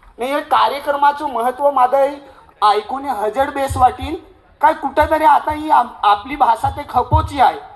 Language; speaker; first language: Marathi; non-native, local second language; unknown